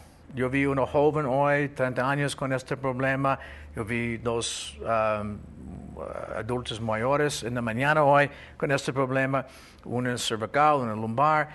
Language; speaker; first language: Spanish; non-native, fluent; English